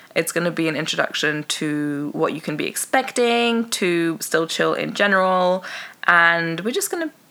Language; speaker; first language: English; early bilingual, other home language; Persian